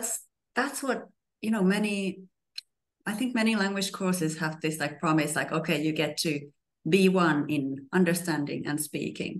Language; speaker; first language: English; non-native, fluent; Finnish